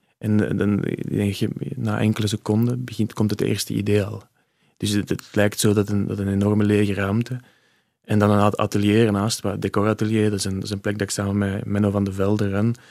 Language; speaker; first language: Dutch; native; Dutch